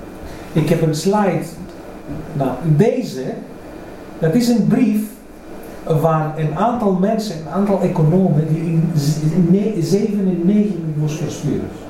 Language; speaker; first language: Dutch; non-native, fluent; Greek